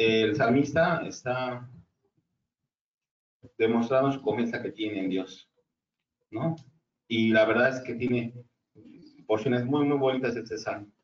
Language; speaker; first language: Spanish; native; Spanish